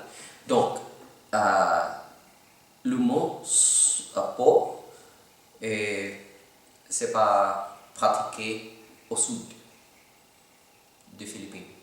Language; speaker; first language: French; non-native, learner; Filipino